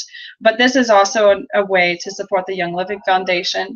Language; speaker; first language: English; native; English